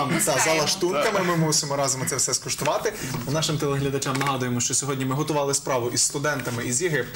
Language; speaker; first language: Ukrainian; native; Ukrainian